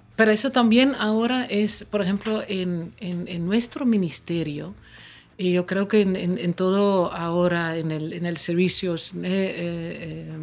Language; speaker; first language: Spanish; non-native, fluent; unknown